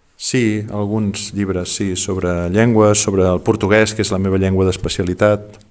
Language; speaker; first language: Catalan; native; Catalan